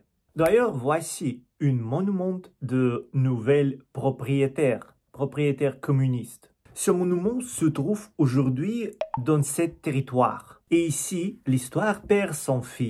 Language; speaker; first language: French; non-native, learner; Russian